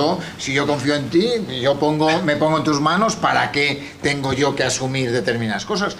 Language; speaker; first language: Spanish; native; Spanish